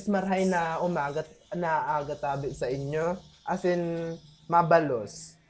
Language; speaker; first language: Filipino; non-native, local second language; Bikol